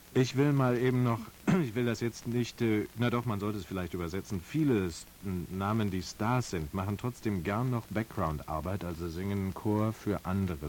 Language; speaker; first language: German; native; German